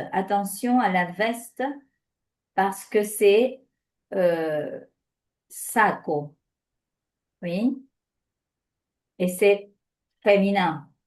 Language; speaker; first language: French; non-native, fluent; Spanish